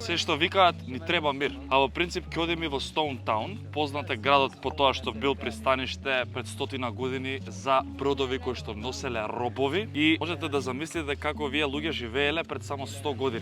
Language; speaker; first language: Macedonian; native; Macedonian